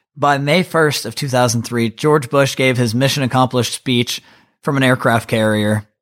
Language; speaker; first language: English; native; English